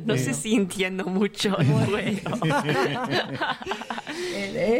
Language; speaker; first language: Spanish; non-native, learner; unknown